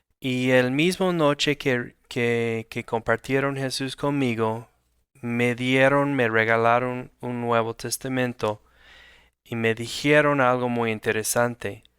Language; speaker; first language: Spanish; non-native, fluent; English